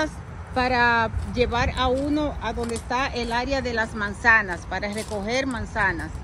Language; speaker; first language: Spanish; native; Spanish